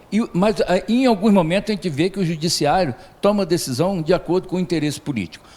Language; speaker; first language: Portuguese; native; Portuguese